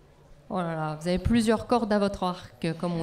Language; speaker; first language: French; native; French